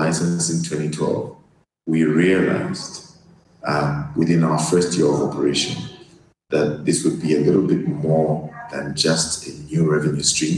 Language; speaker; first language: English; non-native, local second language; Bemba